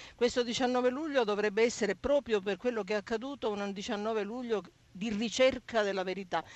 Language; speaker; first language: Italian; native; Italian